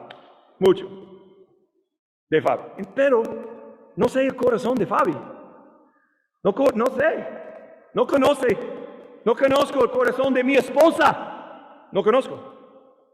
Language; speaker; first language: Spanish; non-native, learner; English